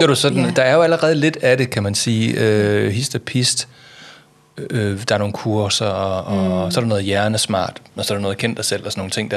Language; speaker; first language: Danish; native; Danish